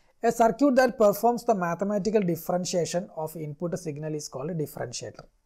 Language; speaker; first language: English; non-native, local second language; Malayalam